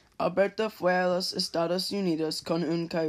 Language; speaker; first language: Spanish; non-native, learner; English